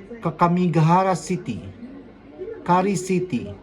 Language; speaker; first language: English; non-native, local second language; Filipino